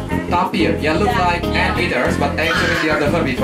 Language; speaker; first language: English; non-native, fluent; Indonesian